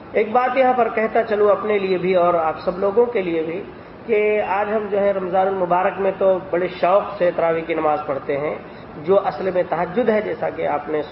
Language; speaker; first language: Urdu; native; Urdu